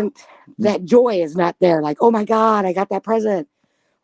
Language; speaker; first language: English; native; English